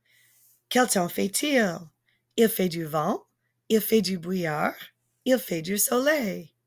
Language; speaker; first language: French; non-native, fluent; English